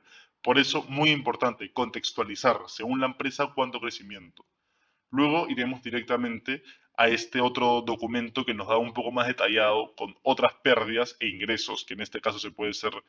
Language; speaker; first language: Spanish; native; Spanish